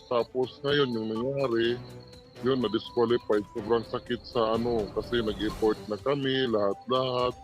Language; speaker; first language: Filipino; non-native, local second language; Waray